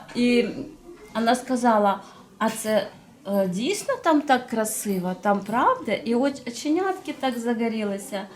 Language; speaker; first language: Ukrainian; non-native, local second language; Russian